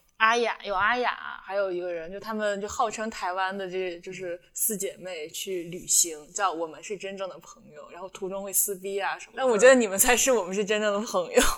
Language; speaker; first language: Chinese; native; Chinese